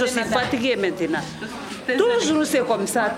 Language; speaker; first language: French; non-native, learner; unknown